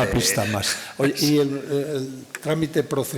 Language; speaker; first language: Spanish; native; Spanish